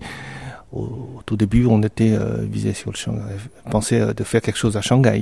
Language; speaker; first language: French; non-native, fluent; Chinese